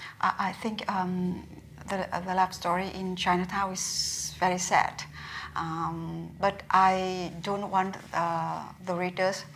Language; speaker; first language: English; non-native, learner; Vietnamese